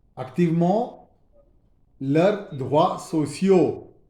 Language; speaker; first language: French; non-native, fluent; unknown